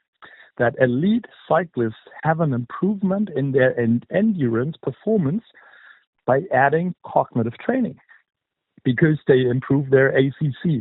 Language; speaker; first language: English; non-native, fluent; German